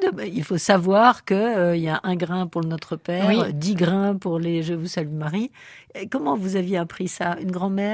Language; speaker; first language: French; native; French